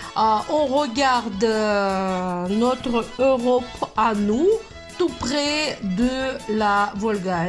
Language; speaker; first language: French; non-native, fluent; Russian